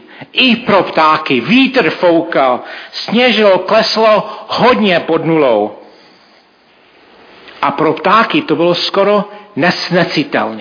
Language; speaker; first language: Czech; non-native, fluent; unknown